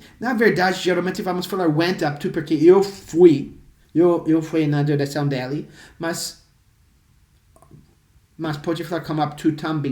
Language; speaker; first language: Portuguese; non-native, fluent; English